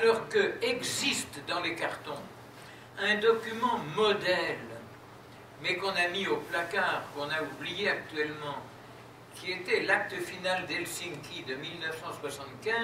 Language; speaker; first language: French; native; French